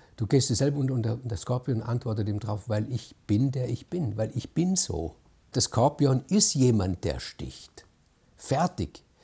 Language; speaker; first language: German; native; German